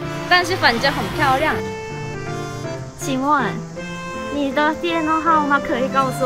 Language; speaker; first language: Chinese; non-native, learner; Korean